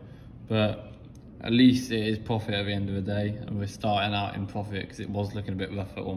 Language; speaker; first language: English; native; English